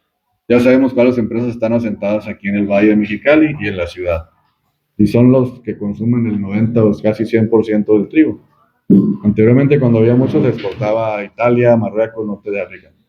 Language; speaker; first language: Spanish; native; Spanish